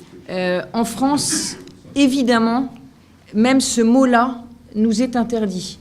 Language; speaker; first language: French; native; French